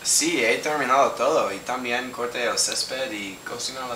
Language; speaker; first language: Spanish; non-native, learner; English